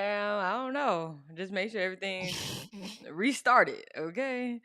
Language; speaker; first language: English; native; English